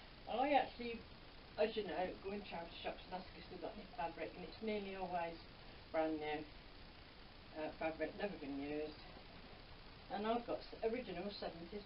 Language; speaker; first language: English; native; English